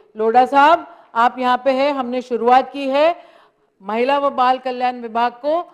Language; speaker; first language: Hindi; non-native, local second language; Marathi